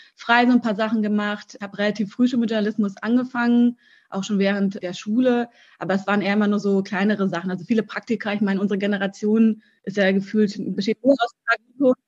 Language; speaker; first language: German; early bilingual, other home language; Russian